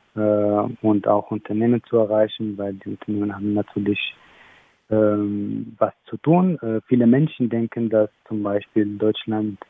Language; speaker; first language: German; non-native, fluent; Arabic